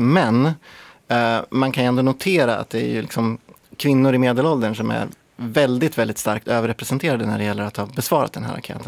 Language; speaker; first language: Swedish; native; Swedish